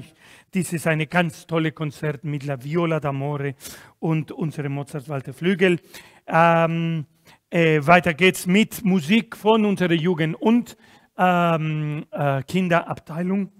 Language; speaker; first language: German; non-native, fluent; Spanish